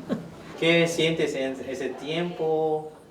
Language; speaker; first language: Spanish; non-native, learner; Korean